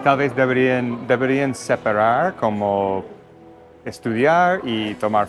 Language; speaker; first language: Spanish; non-native, fluent; English